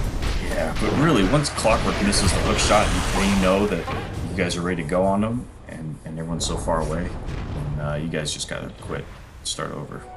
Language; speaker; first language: English; native; English